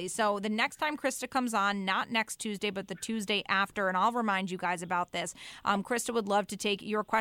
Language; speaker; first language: English; native; English